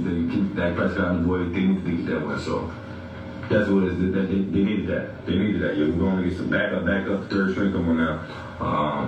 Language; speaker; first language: English; native; English